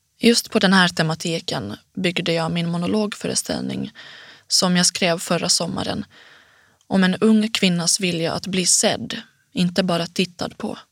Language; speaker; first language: Swedish; native; Swedish